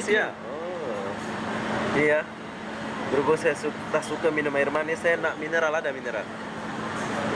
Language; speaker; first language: Indonesian; non-native, local second language; Sasak